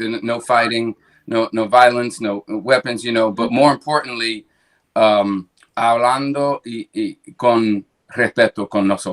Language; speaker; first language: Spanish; early bilingual, heritage; English